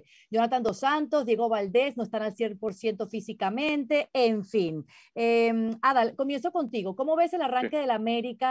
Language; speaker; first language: Spanish; native; Spanish